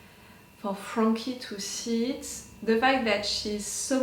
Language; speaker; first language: English; non-native, fluent; French